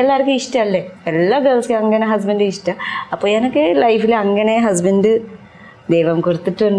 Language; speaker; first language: Malayalam; non-native, learner; Nepali